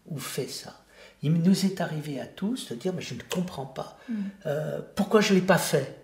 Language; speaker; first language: French; native; French